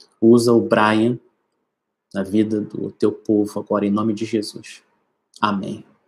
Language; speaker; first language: Portuguese; native; Portuguese